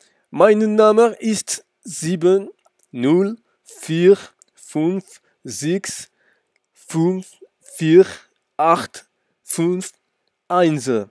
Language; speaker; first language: German; non-native, learner; French